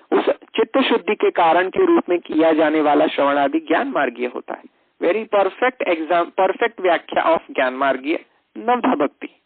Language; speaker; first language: Hindi; non-native, local second language; Gujarati